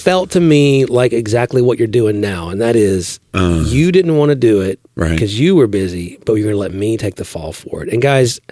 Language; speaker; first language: English; native; English